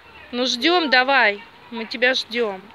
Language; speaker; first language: Russian; native; Russian